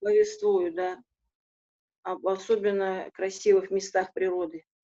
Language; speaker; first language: Russian; non-native, local second language; Kazakh